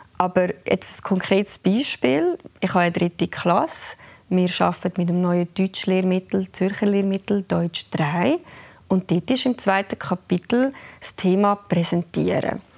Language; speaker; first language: German; early bilingual, other home language; Albanian